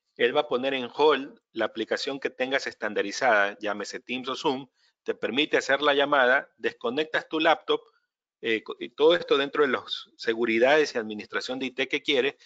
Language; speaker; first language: Spanish; native; Spanish